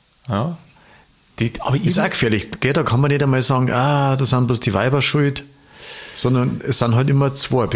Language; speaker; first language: German; native; German